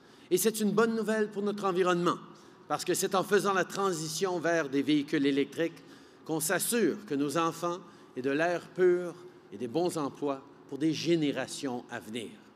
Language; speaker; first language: French; early bilingual, heritage; French